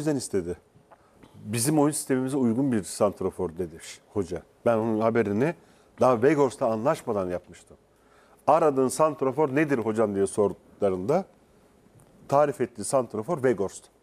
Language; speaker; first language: Turkish; native; Turkish